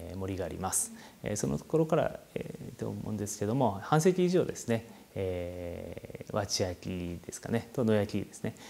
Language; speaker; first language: Japanese; native; Japanese